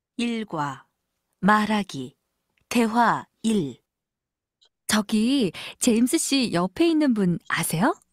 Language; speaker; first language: Korean; non-native, learner; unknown